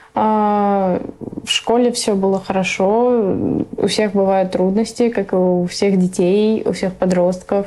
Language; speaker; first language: Russian; early bilingual, other home language; Persian